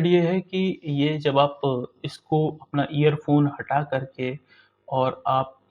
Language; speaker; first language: Hindi; native; Hindi